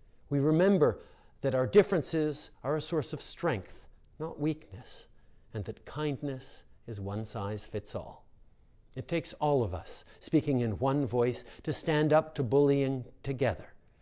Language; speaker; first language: English; native; English